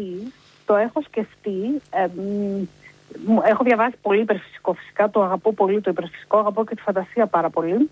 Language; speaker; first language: Greek; native; Greek